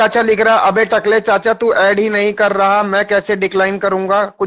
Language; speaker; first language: Hindi; native; Hindi